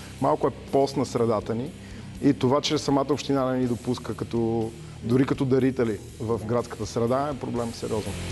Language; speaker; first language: Bulgarian; native; Bulgarian